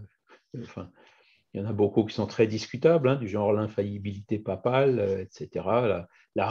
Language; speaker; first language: French; native; French